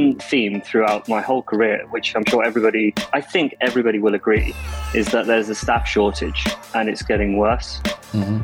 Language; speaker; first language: English; native; English